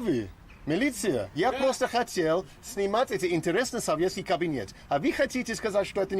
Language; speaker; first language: Russian; non-native, learner; English